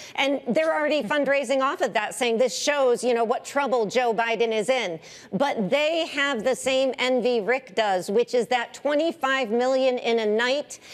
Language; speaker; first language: English; native; English